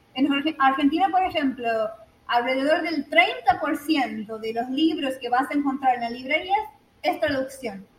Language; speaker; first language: Spanish; non-native, fluent; English